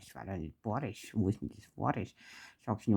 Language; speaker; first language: German; native; German